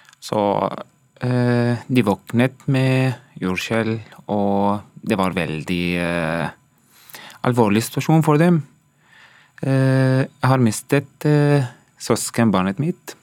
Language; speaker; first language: Norwegian; non-native, learner; Arabic